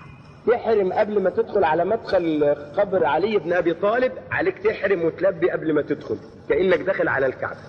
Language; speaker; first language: Arabic; native; Arabic